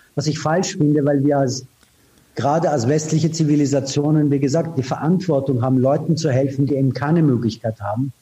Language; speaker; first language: German; non-native, fluent; Persian